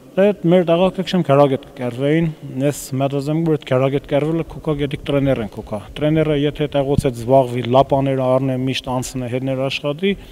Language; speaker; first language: Armenian; native; Armenian